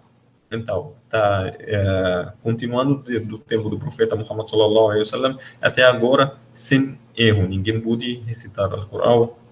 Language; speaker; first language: Portuguese; non-native, learner; Arabic